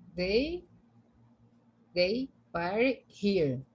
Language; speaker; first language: English; non-native, learner; Portuguese